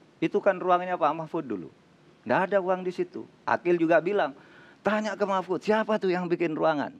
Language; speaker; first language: Indonesian; non-native, local second language; Madurese